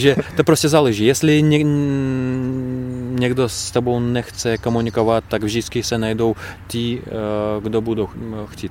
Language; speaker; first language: Czech; non-native, fluent; Russian